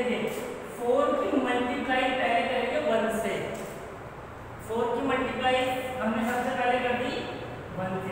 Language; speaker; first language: Hindi; native; Hindi